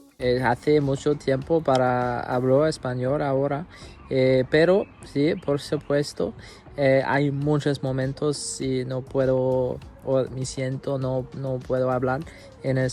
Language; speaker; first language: Spanish; non-native, learner; English